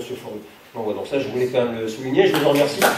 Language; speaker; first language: French; native; French